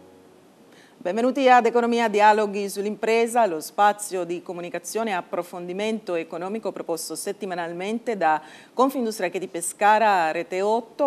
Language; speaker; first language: Italian; native; Italian